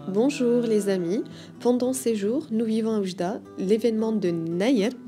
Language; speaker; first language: French; non-native, local second language; Arabic